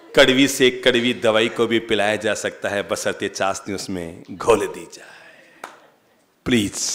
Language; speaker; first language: Hindi; native; Hindi